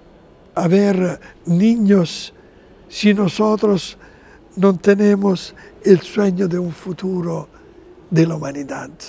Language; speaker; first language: Spanish; non-native, fluent; Italian